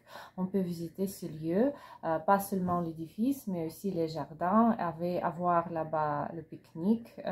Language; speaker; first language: French; non-native, learner; Russian